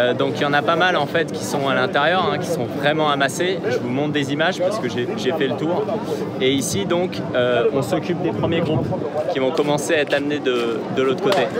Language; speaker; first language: French; native; French